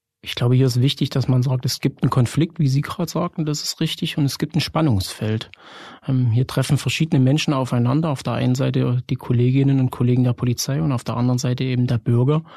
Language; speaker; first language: German; native; German